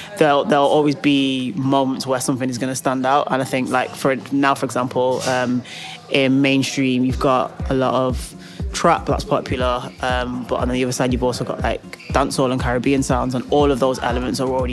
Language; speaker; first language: English; native; English